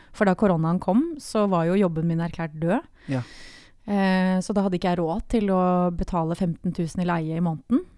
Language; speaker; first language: Norwegian; native; Norwegian